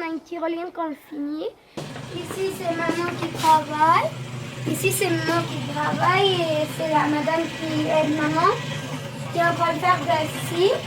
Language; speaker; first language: French; early bilingual, heritage; French